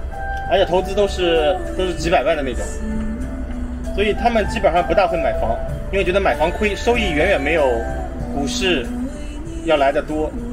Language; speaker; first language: Chinese; native; Chinese